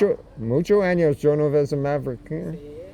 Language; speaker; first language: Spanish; non-native, learner; English